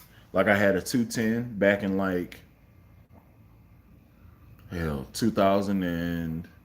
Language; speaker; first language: English; native; English